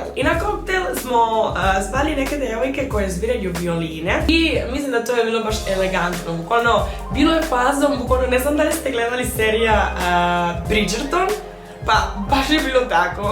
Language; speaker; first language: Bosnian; non-native, fluent; Spanish